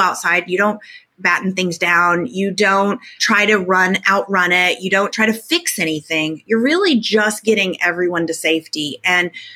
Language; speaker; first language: English; native; English